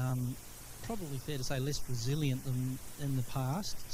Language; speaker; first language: English; native; English